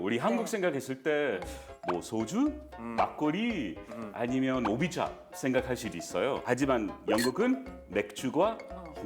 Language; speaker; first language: Korean; non-native, fluent; English